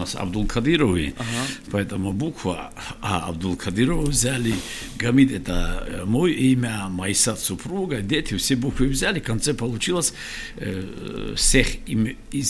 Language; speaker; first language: Russian; non-native, local second language; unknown